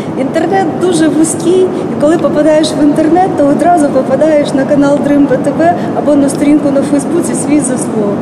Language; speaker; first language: Ukrainian; native; Ukrainian